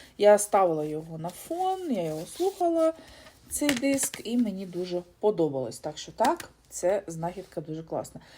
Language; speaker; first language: Ukrainian; non-native, local second language; Russian